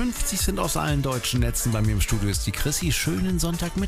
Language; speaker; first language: German; native; German